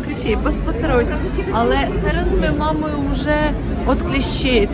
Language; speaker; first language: Polish; non-native, local second language; Ukrainian